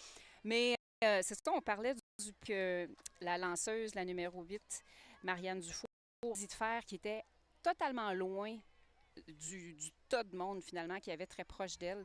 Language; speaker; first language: French; native; French